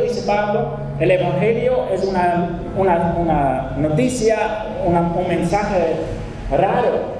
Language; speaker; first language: Spanish; non-native, fluent; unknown